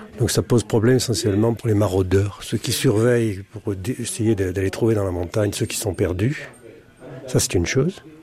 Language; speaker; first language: French; native; French